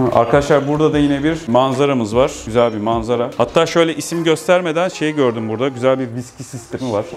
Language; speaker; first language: Turkish; native; Turkish